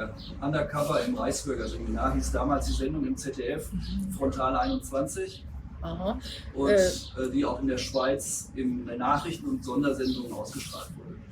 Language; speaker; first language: German; native; German